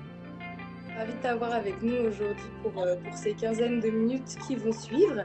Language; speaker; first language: French; native; French